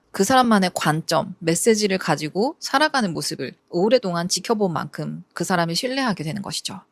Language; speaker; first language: Korean; native; Korean